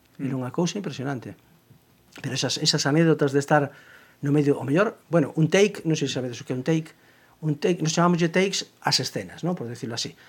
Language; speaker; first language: Galician; native; Galician